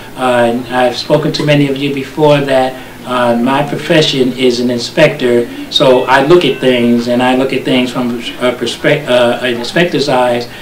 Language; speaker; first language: English; native; English